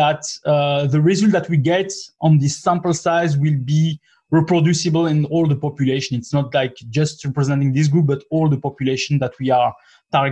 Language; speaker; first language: English; non-native, fluent; French